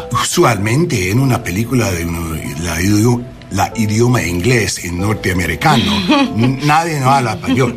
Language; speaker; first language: Spanish; non-native, learner; English